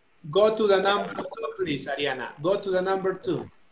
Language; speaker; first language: English; non-native, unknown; Spanish